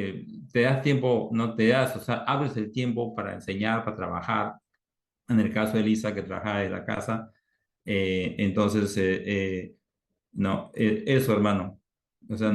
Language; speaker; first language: Spanish; native; Spanish